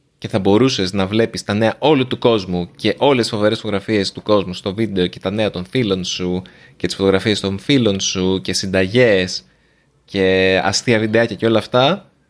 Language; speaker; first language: Greek; native; Greek